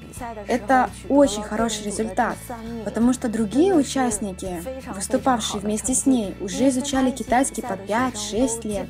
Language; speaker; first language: Russian; non-native, fluent; Chinese